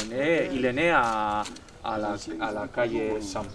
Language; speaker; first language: French; non-native, fluent; Spanish